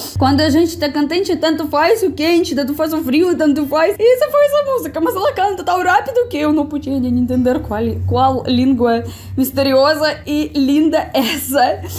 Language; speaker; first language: Portuguese; non-native, fluent; Russian